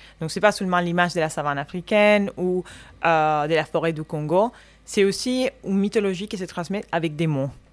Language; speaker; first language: French; non-native, fluent; Spanish